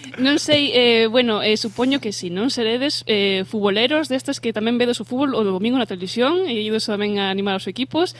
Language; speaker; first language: Galician; native; Galician